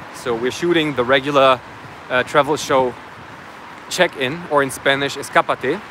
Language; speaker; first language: English; non-native, fluent; German